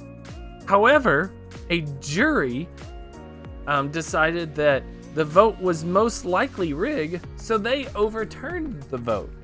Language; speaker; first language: English; native; English